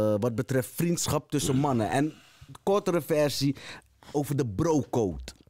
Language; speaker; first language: Dutch; native; Dutch